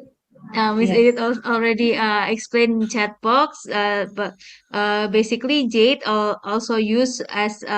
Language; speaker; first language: English; non-native, fluent; Indonesian